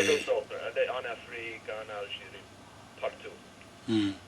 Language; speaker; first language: French; non-native, learner; English